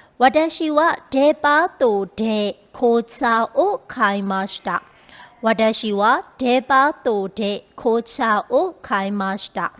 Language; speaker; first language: Japanese; non-native, fluent; Burmese